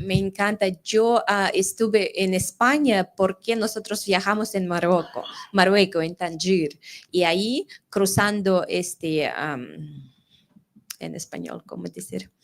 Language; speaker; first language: Spanish; non-native, fluent; Russian